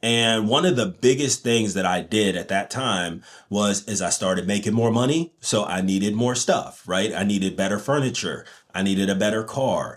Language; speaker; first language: English; native; English